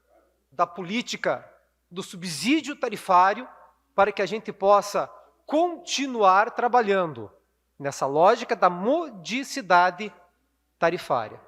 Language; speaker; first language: Portuguese; native; Portuguese